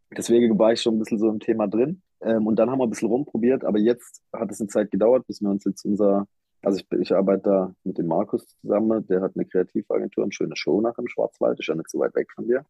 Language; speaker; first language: German; native; German